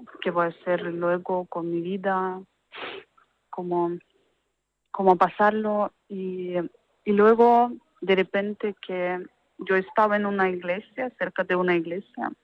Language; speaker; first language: Spanish; non-native, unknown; Ukrainian